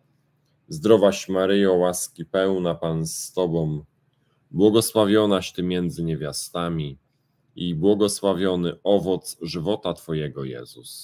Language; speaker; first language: Polish; native; Polish